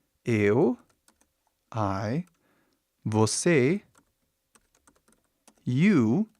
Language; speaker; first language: Portuguese; non-native, fluent; English